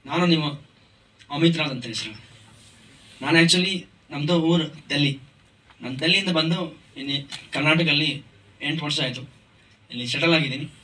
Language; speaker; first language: Kannada; non-native, learner; Hindi